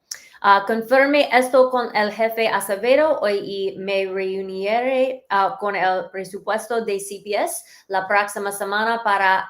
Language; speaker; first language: Spanish; early bilingual, heritage; English